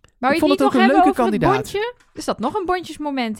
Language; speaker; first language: Dutch; native; Dutch